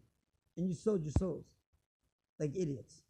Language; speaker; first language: English; native; English